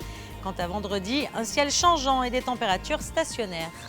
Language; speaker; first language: French; native; French